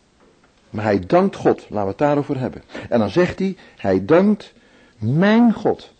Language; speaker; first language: Dutch; native; Dutch